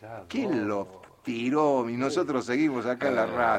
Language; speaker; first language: Spanish; native; Spanish